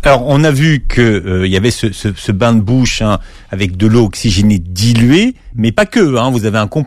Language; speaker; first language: French; native; French